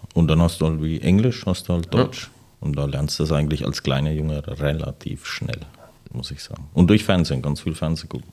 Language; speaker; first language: German; early bilingual, other home language; Greek